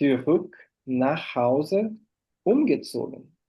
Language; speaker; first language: German; non-native, fluent; Portuguese